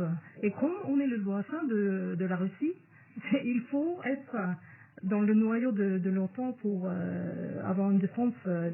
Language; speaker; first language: French; non-native, fluent; Norwegian